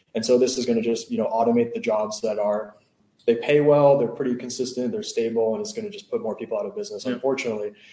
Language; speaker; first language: English; native; English